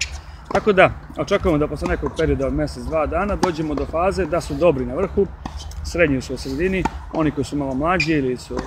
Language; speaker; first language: Serbian; native; Serbian